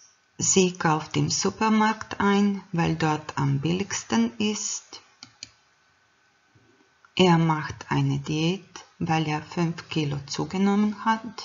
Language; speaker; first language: German; non-native, fluent; Croatian